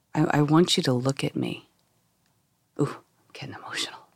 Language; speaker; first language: English; native; English